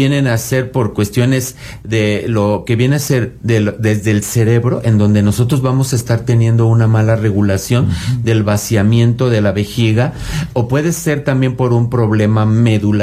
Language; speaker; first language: Spanish; native; Spanish